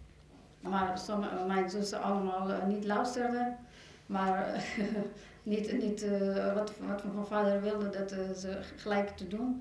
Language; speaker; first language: Dutch; non-native, learner; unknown